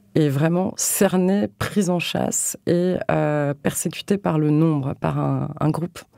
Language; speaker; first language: French; native; French